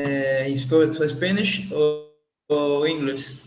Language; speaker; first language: English; non-native, learner; Portuguese